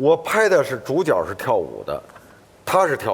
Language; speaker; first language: Chinese; native; Chinese